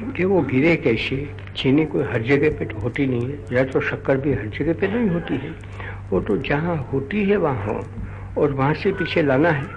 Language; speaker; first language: Hindi; non-native, local second language; Gujarati